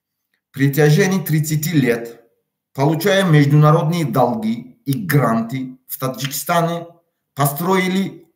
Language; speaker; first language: Russian; non-native, local second language; Tajik